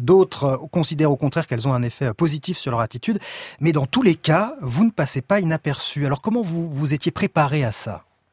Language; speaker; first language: French; native; French